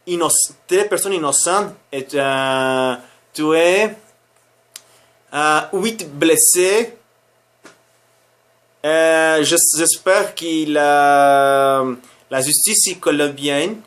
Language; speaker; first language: French; non-native, learner; Spanish